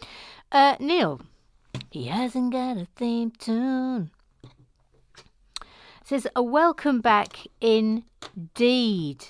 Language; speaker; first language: English; native; English